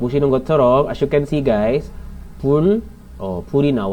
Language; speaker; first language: Korean; non-native, learner; Filipino